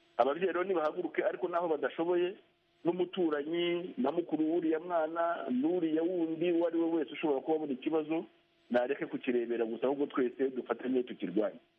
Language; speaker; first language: Kinyarwanda; native; Kinyarwanda